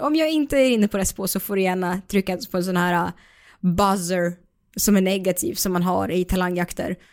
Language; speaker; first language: Swedish; early bilingual, other home language; Russian